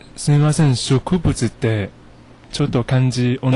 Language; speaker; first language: Japanese; non-native, fluent; Chinese